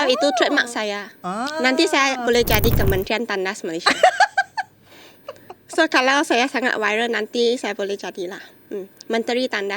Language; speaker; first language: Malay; non-native, local second language; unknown